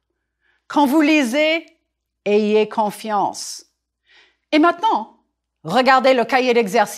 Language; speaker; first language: French; non-native, fluent; English